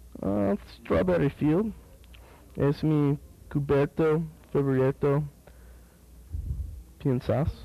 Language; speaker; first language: Spanish; non-native, learner; English